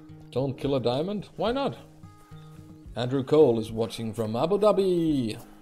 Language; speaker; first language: English; non-native, fluent; Danish